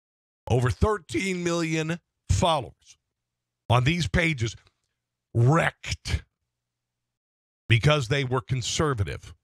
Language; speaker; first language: English; native; English